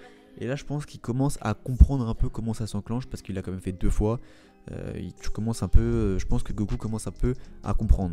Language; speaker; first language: French; native; French